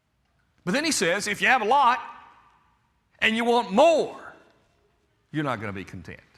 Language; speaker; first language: English; native; English